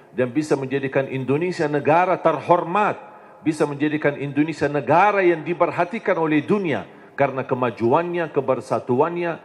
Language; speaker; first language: Indonesian; non-native, fluent; Arabic